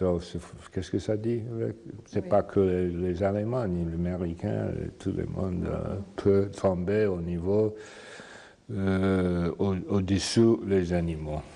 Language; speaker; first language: French; non-native, fluent; English